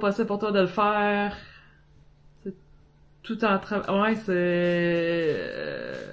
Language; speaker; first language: French; native; French